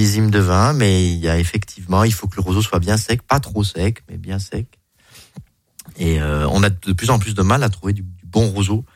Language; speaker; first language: French; native; French